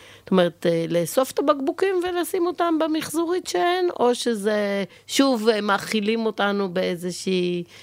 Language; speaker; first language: Hebrew; native; Hebrew